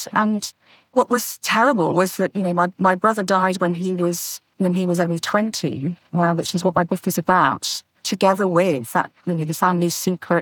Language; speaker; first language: English; native; English